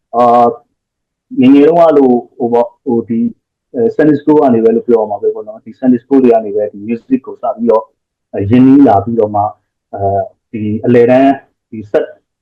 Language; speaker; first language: Burmese; native; Burmese